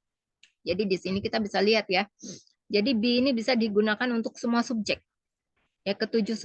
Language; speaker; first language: Indonesian; native; Indonesian